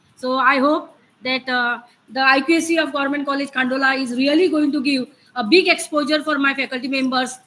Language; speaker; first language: English; non-native, local second language; Marathi